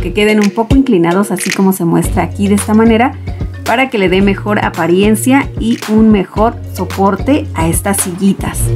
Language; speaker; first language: Spanish; native; Spanish